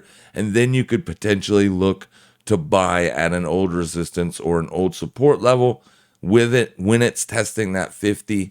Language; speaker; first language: English; native; English